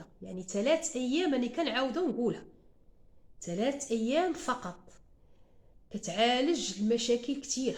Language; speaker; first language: Arabic; native; Arabic